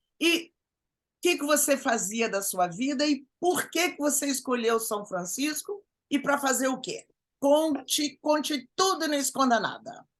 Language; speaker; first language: Portuguese; native; Portuguese